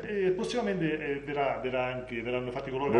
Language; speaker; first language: Italian; native; Italian